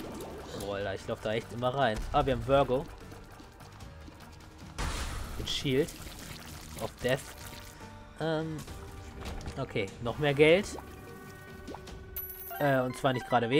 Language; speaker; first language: German; native; German